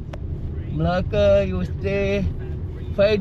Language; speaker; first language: English; non-native, local second language; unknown